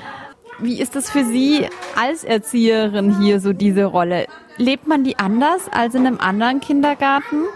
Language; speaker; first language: German; native; German